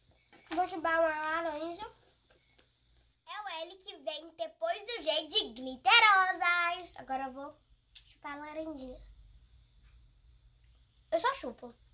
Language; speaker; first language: Portuguese; early bilingual, heritage; Portuguese